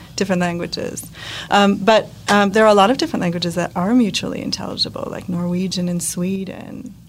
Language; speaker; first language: English; native; English